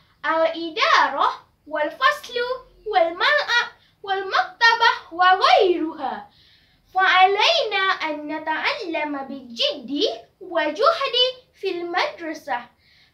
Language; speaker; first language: Arabic; non-native, learner; Malay